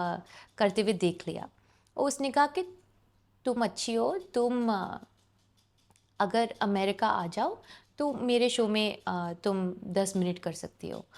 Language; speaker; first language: Hindi; non-native, local second language; English